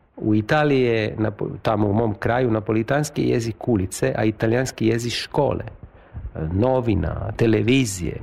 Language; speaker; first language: Serbian; non-native, fluent; Italian